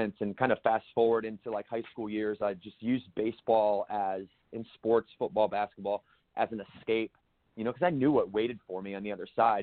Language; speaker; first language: English; native; English